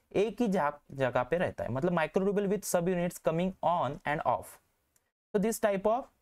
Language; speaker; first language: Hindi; non-native, local second language; Marathi